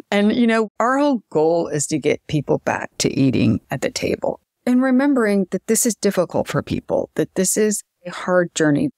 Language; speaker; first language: English; native; English